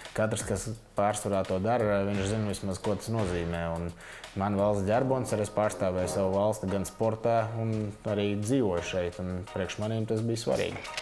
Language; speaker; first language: Latvian; native; Latvian